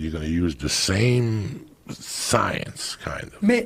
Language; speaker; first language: English; native; English